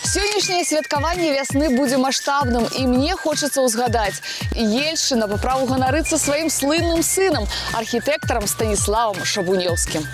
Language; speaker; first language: Belarusian; native; Belarusian